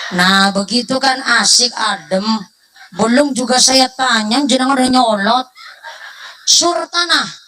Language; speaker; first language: Indonesian; non-native, local second language; Javanese